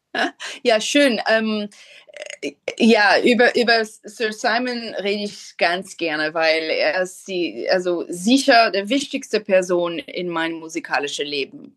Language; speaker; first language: German; non-native, fluent; English